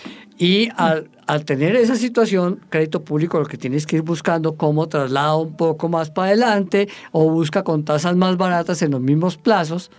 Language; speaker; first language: Spanish; native; Spanish